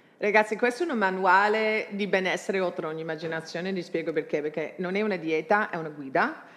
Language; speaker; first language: Italian; non-native, fluent; English